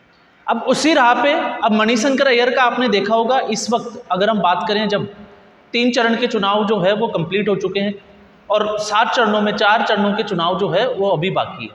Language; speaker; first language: Hindi; native; Hindi